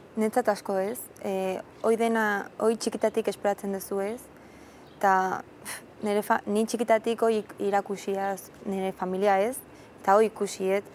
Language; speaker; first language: Basque; non-native, local second language; Spanish